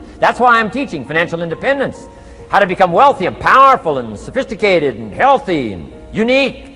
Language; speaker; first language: English; native; English